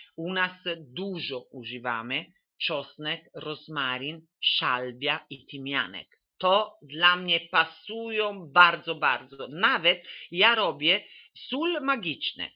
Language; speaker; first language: Polish; non-native, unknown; Italian